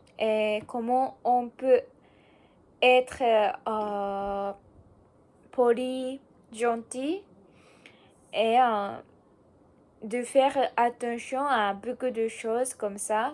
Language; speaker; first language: French; non-native, learner; Japanese